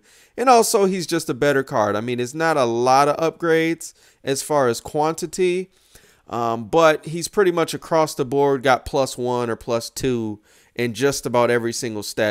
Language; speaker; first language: English; native; English